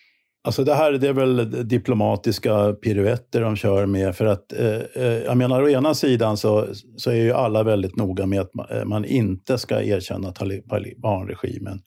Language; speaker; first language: Swedish; native; Swedish